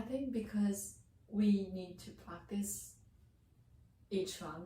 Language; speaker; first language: English; non-native, learner; Japanese